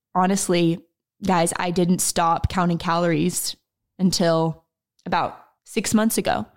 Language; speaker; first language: English; native; English